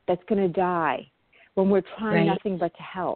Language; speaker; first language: English; native; English